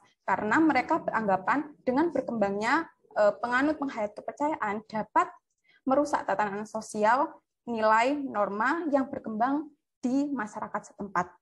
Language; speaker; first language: Indonesian; native; Indonesian